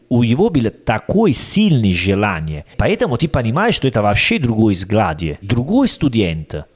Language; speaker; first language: Russian; non-native, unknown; Italian